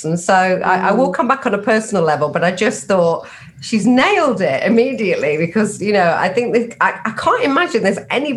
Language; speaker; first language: English; native; English